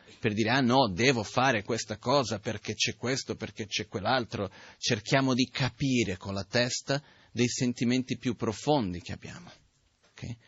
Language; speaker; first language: Italian; non-native, fluent; Portuguese